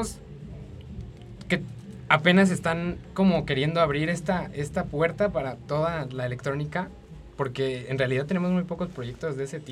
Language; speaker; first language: Spanish; native; Spanish